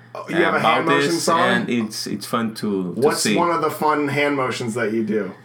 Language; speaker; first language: English; non-native, fluent; Portuguese